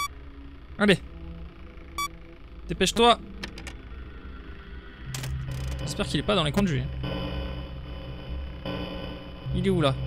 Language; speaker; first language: French; native; French